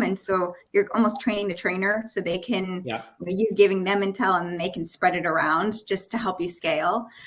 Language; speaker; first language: English; native; English